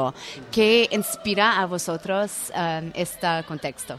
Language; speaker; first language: Spanish; non-native, learner; French